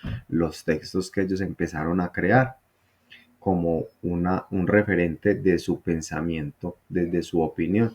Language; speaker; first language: Spanish; native; Spanish